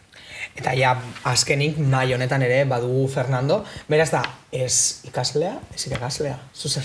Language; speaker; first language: Basque; native; Basque